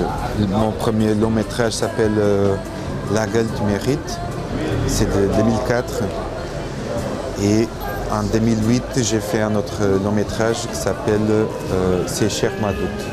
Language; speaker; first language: French; non-native, fluent; Portuguese